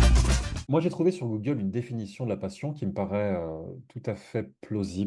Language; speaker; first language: French; native; French